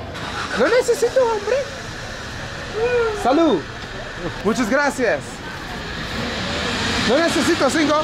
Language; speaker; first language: Spanish; non-native, learner; English